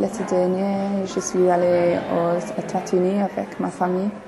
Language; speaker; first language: French; non-native, learner; English